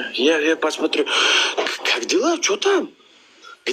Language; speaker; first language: Russian; non-native, local second language; Uzbek